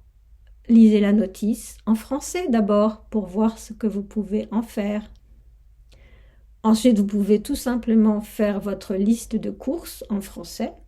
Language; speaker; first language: French; non-native, fluent; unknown